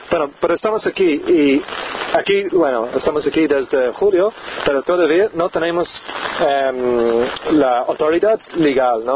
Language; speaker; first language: Spanish; non-native, learner; English